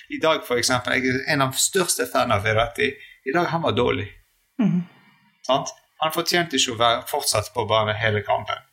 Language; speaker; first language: Norwegian; non-native, fluent; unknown